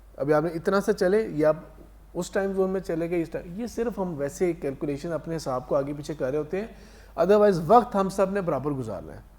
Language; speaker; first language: Urdu; native; Urdu